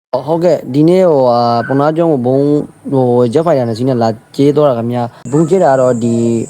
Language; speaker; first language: Burmese; native; Burmese